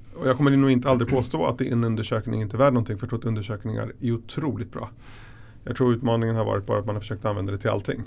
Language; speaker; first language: Swedish; early bilingual, other home language; Spanish